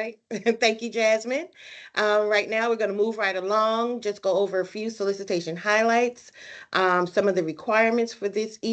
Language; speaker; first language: English; native; English